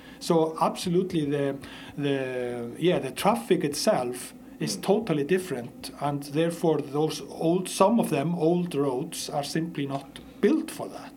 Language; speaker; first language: English; non-native, fluent; Icelandic